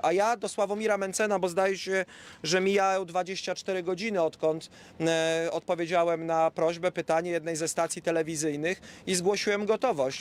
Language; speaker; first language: Polish; native; Polish